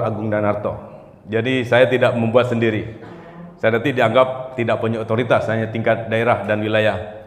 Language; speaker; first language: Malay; non-native, local second language; Javanese